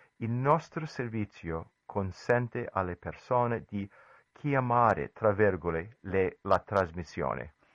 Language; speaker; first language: Italian; non-native, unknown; English